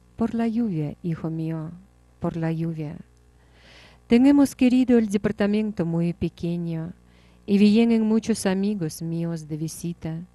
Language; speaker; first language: Spanish; non-native, fluent; Russian